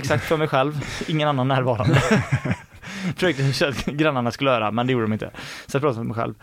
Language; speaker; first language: Swedish; native; Swedish